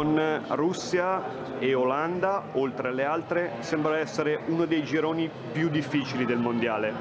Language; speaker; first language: Italian; native; Italian